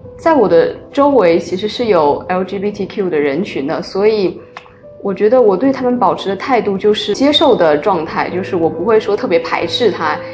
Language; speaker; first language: Chinese; native; Chinese